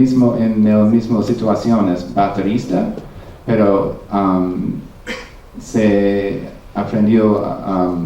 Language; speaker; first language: Spanish; non-native, fluent; English